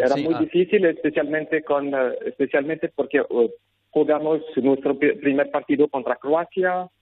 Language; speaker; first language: Spanish; non-native, learner; Arabic